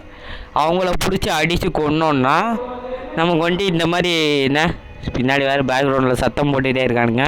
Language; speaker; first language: Tamil; native; Tamil